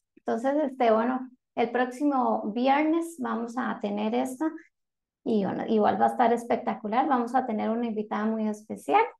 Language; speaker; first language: Spanish; native; Spanish